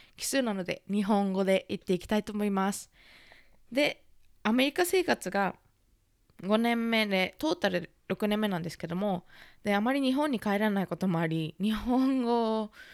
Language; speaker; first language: Japanese; native; Japanese